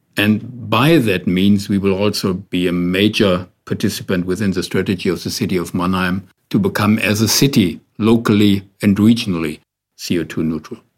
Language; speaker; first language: English; non-native, fluent; German